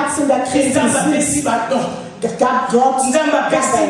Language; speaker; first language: German; non-native, fluent; French